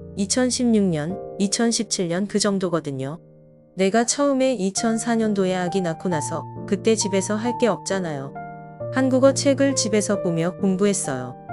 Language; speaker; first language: Korean; non-native, fluent; Vietnamese